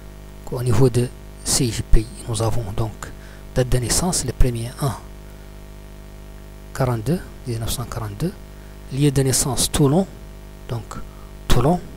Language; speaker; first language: French; non-native, local second language; Arabic